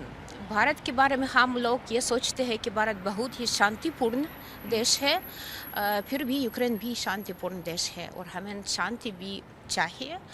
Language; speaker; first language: Hindi; non-native, fluent; Ukrainian